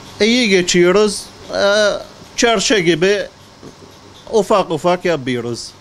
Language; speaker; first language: Turkish; non-native, learner; Arabic